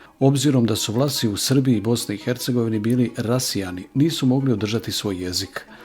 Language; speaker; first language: Bosnian; native; Bosnian